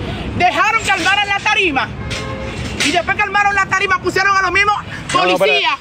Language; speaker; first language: Spanish; native; Spanish